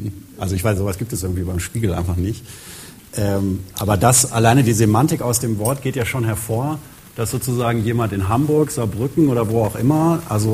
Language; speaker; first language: German; native; German